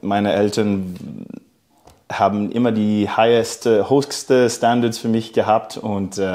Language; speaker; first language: German; non-native, fluent; English